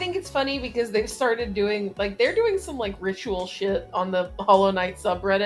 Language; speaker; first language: English; native; English